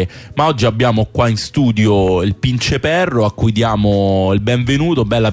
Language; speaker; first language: Italian; native; Italian